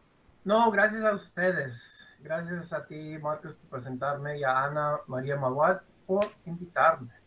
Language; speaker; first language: Spanish; non-native, fluent; English